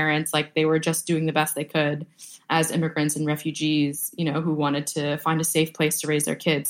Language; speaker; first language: English; early bilingual, other home language; Vietnamese